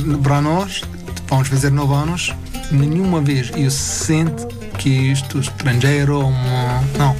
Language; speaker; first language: Portuguese; non-native, learner; Arabic